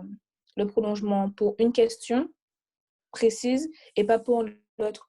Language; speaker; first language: French; native; French